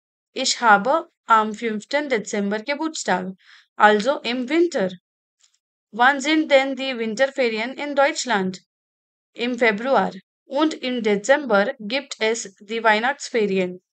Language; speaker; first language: German; non-native, fluent; Hindi